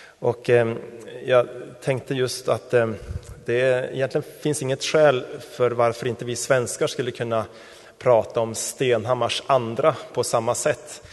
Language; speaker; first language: Swedish; native; Swedish